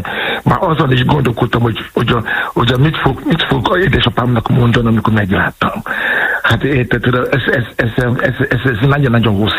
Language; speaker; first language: Hungarian; non-native, fluent; Yoruba